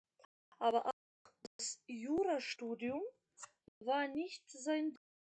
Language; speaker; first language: German; non-native, fluent; Macedonian